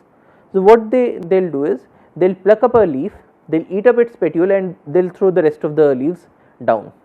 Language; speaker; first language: English; non-native, local second language; Hindi